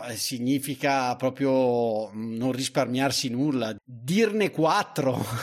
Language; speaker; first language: Italian; native; Italian